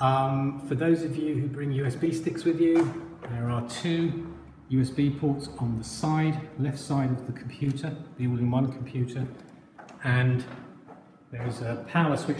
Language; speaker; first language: English; native; English